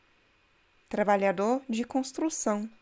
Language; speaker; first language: Portuguese; non-native, fluent; German